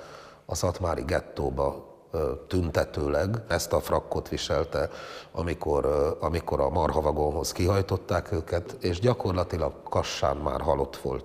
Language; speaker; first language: Hungarian; native; Hungarian